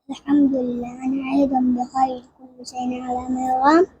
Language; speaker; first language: Arabic; non-native, learner; Bangla